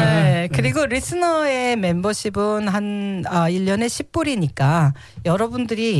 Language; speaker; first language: Korean; native; Korean